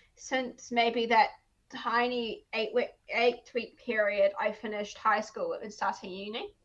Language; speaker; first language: English; native; English